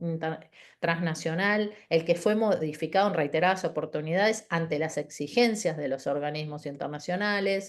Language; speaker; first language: Spanish; native; Spanish